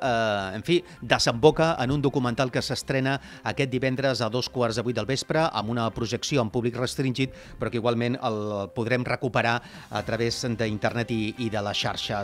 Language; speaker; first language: Catalan; native; Catalan